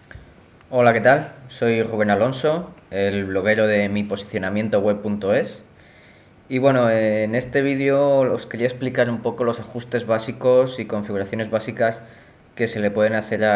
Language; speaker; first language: Spanish; native; Spanish